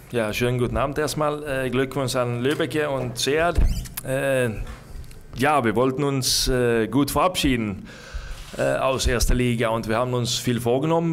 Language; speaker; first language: German; non-native, fluent; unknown